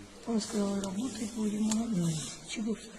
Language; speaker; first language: Russian; non-native, learner; Tajik